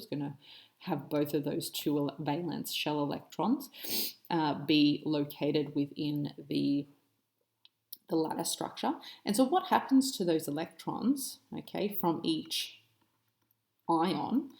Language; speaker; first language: English; native; English